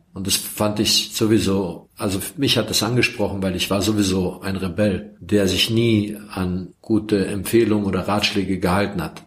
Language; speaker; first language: German; early bilingual, other home language; Croatian